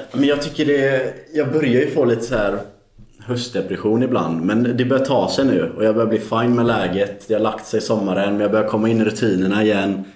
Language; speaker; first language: Swedish; native; Swedish